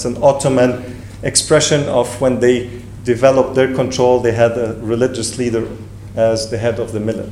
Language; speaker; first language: English; non-native, fluent; Arabic